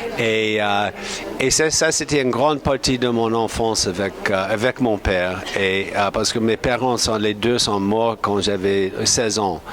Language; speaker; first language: French; non-native, fluent; English